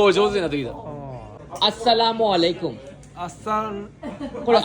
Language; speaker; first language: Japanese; non-native, fluent; Urdu